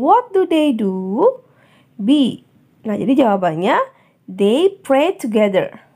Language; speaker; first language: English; non-native, fluent; Indonesian